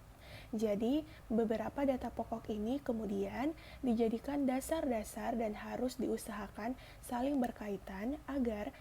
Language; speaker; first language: Indonesian; native; Indonesian